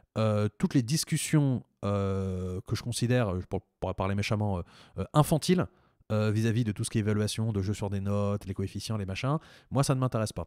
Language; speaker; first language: French; native; French